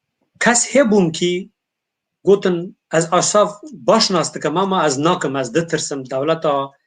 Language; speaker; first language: Kurdish; native; Kurdish